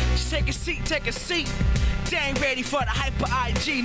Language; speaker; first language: English; early bilingual, other home language; Spanish